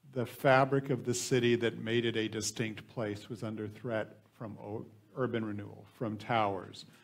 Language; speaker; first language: English; native; English